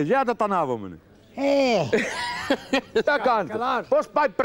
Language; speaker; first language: Greek; native; Greek